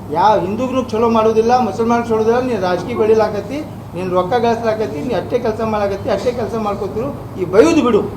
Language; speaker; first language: Kannada; non-native, local second language; Urdu